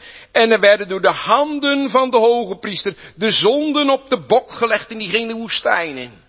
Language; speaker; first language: Dutch; native; Dutch